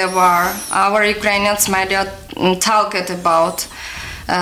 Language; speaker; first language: English; non-native, learner; Ukrainian